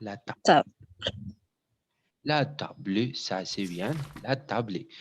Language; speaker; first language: French; non-native, learner; Spanish